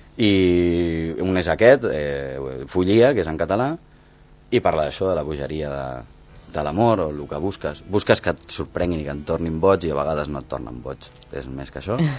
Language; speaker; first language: Catalan; non-native, local second language; Spanish